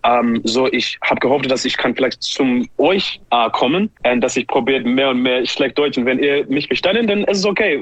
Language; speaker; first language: German; non-native, learner; English